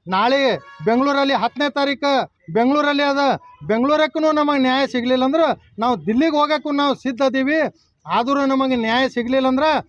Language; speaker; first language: Kannada; non-native, local second language; Lambadi